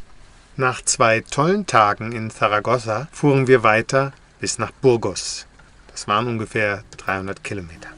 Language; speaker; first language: German; native; German